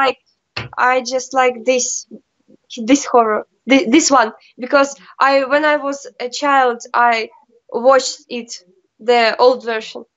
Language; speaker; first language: English; non-native, learner; Russian